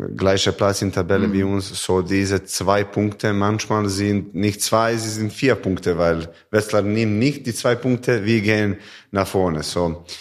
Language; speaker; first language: German; non-native, fluent; Serbian